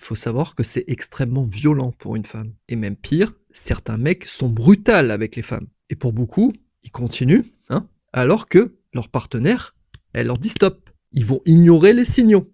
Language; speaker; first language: French; native; French